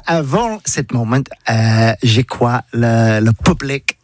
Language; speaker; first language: French; non-native, learner; English